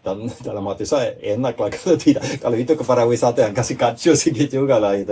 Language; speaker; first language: Indonesian; non-native, fluent; Swedish